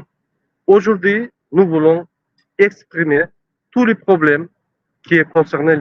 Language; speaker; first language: French; non-native, learner; Turkmen